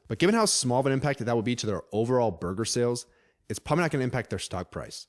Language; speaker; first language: English; native; English